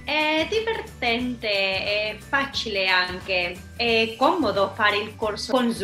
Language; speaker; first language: Italian; non-native, learner; Spanish